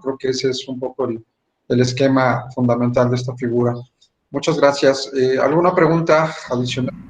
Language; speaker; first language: Spanish; native; Spanish